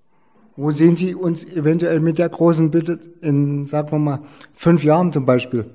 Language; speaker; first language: German; native; German